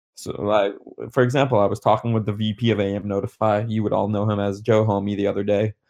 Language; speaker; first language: English; native; English